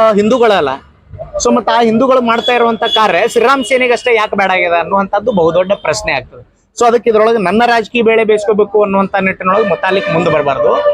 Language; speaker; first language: Kannada; native; Kannada